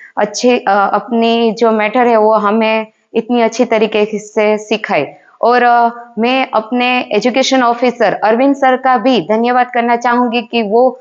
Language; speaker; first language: Hindi; non-native, local second language; Gujarati